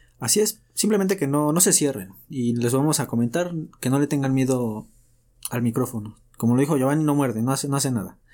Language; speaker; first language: Spanish; native; Spanish